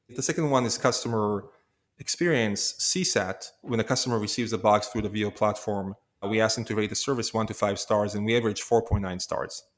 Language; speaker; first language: English; non-native, fluent; Hebrew